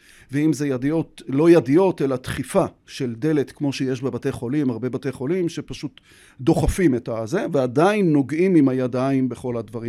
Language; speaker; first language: Hebrew; native; Hebrew